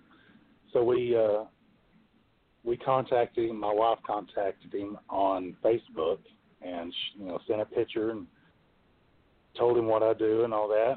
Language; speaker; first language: English; native; English